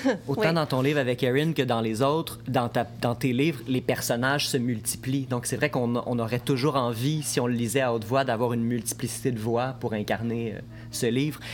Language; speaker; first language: French; native; French